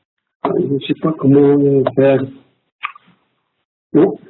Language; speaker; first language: French; non-native, fluent; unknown